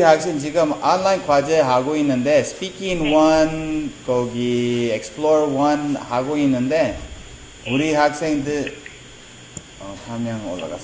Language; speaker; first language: Korean; non-native, learner; English